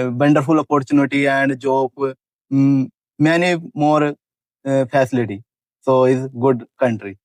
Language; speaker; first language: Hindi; native; Hindi